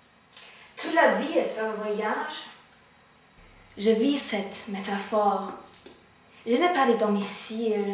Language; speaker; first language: French; non-native, learner; German